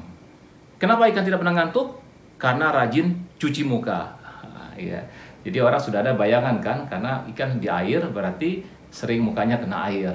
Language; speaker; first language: Indonesian; native; Indonesian